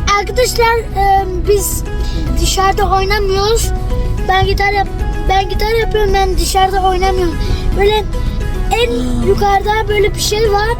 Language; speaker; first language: Turkish; early bilingual, heritage; Turkish